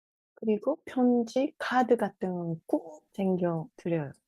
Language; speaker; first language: Korean; non-native, fluent; Japanese